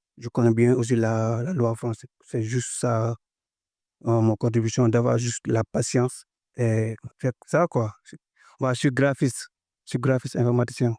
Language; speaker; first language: French; non-native, local second language; Wolof